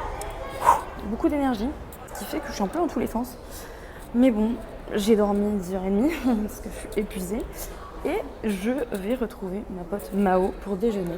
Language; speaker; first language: French; native; French